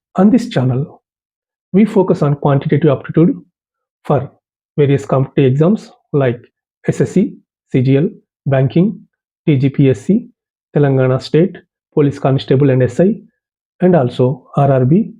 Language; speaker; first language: English; non-native, local second language; Telugu